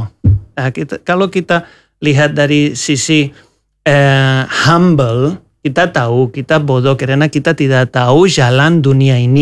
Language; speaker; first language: Indonesian; non-native, learner; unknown